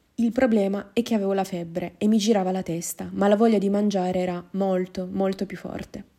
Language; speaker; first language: Italian; non-native, fluent; Japanese